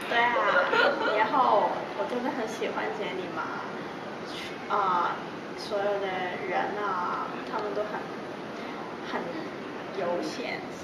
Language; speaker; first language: Chinese; non-native, local second language; Cantonese